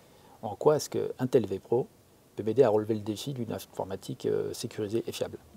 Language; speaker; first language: French; native; French